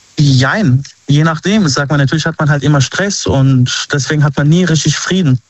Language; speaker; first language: German; early bilingual, other home language; Arabic